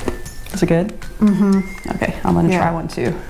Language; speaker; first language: English; native; English